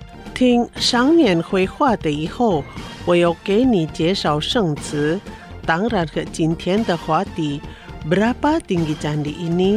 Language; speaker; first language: Chinese; non-native, fluent; Indonesian